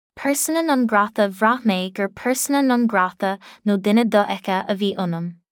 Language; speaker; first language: Irish; non-native, local second language; English